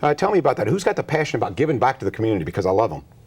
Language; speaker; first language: English; native; English